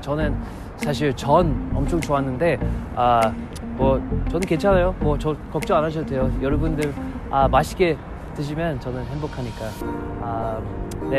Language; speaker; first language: Korean; non-native, fluent; English